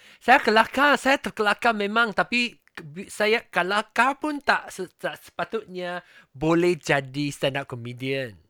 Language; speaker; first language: Malay; non-native, local second language; Chinese